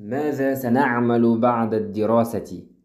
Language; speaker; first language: Arabic; non-native, fluent; Kazakh